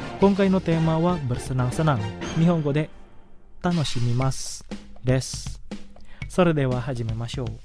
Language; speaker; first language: Japanese; non-native, fluent; Indonesian